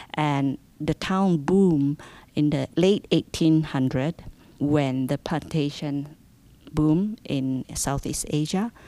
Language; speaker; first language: English; non-native, fluent; Indonesian